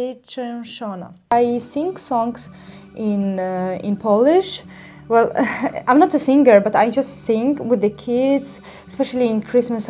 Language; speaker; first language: English; non-native, local second language; Arabic